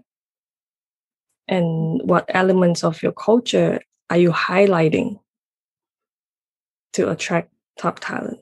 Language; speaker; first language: English; non-native, local second language; Cantonese